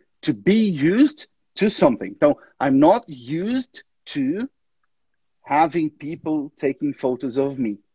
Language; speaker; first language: English; non-native, fluent; Portuguese